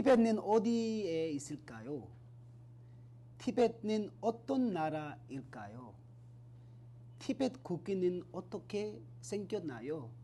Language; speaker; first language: Korean; non-native, learner; Tibetan